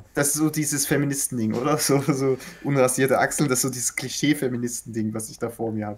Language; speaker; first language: German; native; German